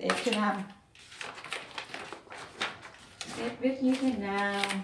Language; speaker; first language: English; non-native, learner; Vietnamese